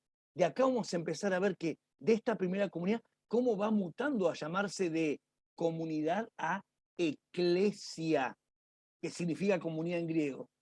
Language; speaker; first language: Spanish; native; Spanish